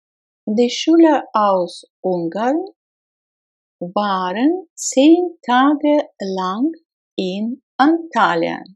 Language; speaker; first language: German; non-native, fluent; Russian